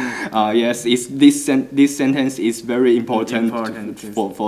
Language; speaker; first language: English; non-native, learner; Chinese